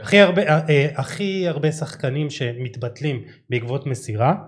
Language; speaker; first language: Hebrew; native; Hebrew